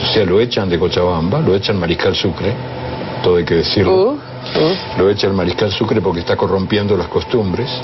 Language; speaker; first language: Spanish; native; Spanish